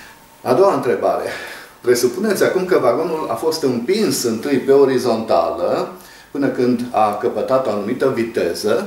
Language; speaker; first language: Romanian; native; Romanian